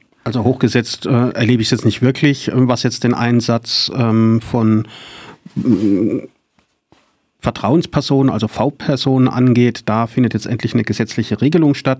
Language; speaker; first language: German; native; German